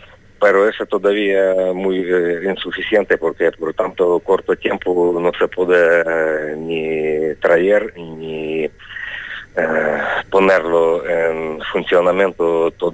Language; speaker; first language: Spanish; non-native, fluent; Ukrainian